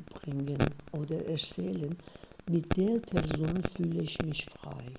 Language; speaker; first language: German; non-native, fluent; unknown